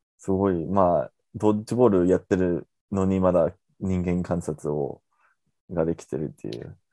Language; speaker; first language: Japanese; non-native, fluent; English